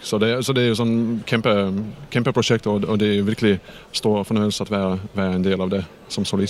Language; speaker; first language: Danish; non-native, fluent; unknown